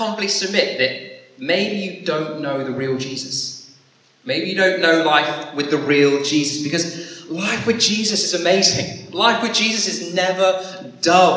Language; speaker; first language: English; native; English